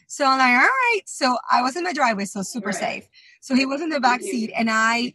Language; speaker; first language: English; non-native, fluent; Spanish